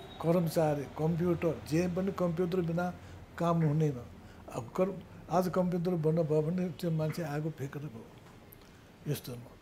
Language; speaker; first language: Nepali; non-native, local second language; Newari